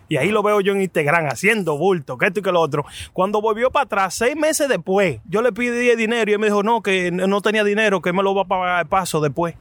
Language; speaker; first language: Spanish; native; Spanish